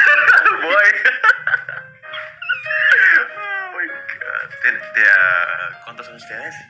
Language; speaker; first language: Spanish; non-native, learner; Indonesian